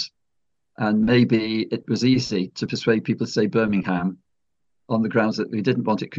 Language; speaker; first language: English; native; English